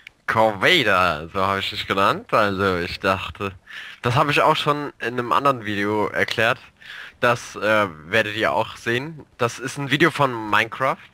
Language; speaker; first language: German; native; German